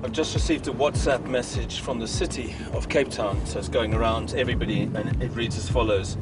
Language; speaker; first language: English; native; English